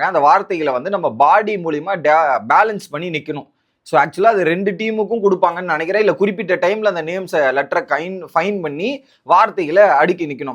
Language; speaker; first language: Tamil; native; Tamil